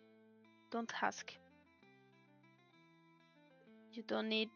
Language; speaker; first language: English; non-native, learner; French